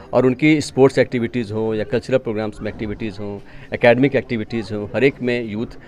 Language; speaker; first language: Hindi; native; Hindi